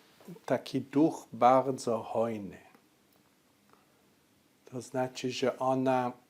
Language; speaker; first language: Polish; early bilingual, heritage; Polish